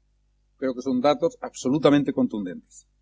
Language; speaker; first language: Spanish; native; Spanish